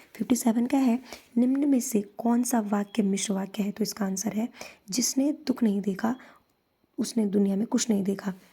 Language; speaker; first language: Hindi; native; Hindi